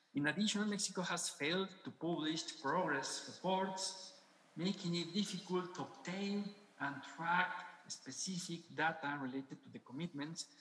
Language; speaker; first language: English; non-native, fluent; Spanish